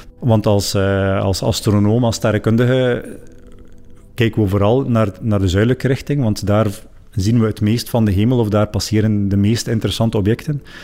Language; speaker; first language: Dutch; native; Dutch